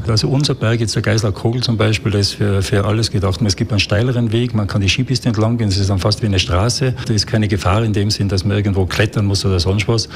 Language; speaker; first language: German; native; German